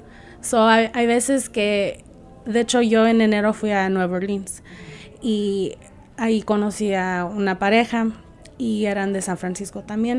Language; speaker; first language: Spanish; early bilingual, heritage; Spanish